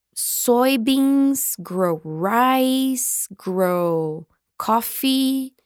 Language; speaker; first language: English; non-native, fluent; Portuguese